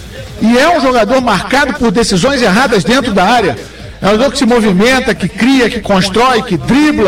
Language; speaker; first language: Portuguese; native; Portuguese